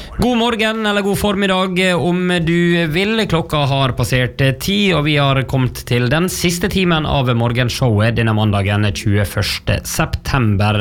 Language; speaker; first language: Norwegian; native; Norwegian